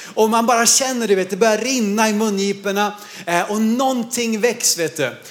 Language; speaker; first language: Swedish; native; Swedish